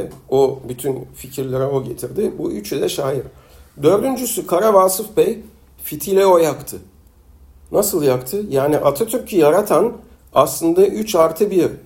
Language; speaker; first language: Turkish; native; Turkish